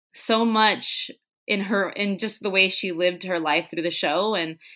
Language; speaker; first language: English; non-native, fluent; Spanish